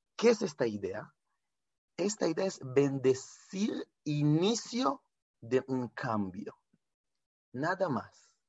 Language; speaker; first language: Spanish; non-native, fluent; Hebrew